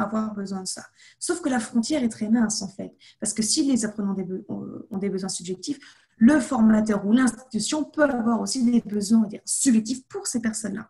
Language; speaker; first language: French; native; French